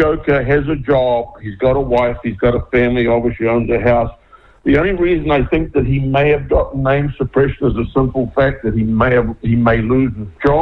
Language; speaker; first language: English; native; English